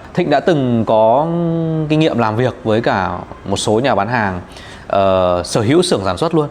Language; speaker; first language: Vietnamese; native; Vietnamese